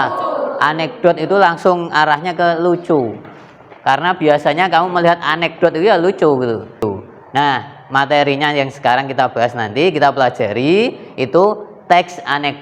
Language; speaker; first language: Indonesian; native; Indonesian